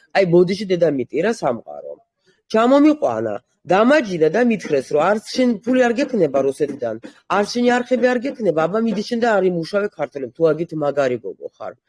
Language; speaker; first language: Georgian; early bilingual, heritage; Georgian